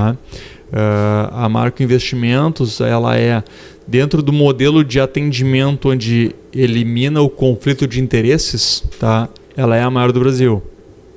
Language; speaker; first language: Portuguese; native; Portuguese